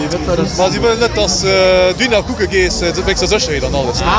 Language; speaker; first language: German; native; German